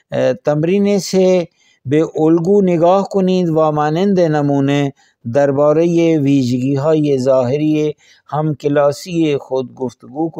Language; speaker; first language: Persian; non-native, fluent; Urdu